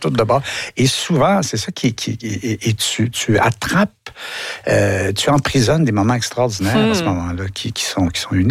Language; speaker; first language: French; native; French